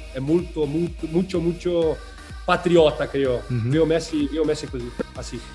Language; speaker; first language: Spanish; non-native, learner; Portuguese